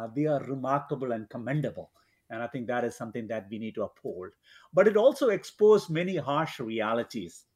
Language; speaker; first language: English; non-native, local second language; Malayalam